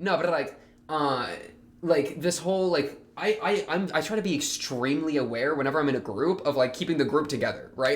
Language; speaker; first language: English; native; English